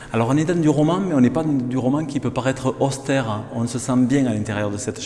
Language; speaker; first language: French; native; French